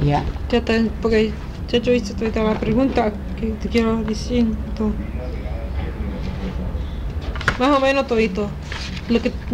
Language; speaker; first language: Spanish; early bilingual, heritage; Spanish